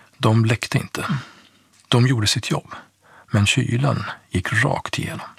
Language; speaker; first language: Swedish; early bilingual, other home language; Persian